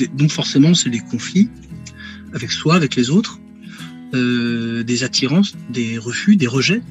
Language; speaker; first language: French; native; French